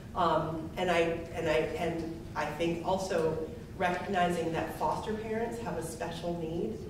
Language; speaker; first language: English; native; English